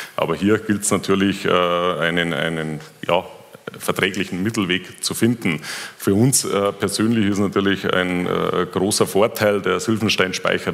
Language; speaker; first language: German; native; German